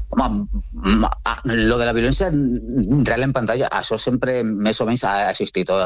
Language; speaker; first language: Catalan; non-native, local second language; Spanish